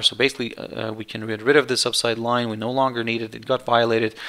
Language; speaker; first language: English; non-native, fluent; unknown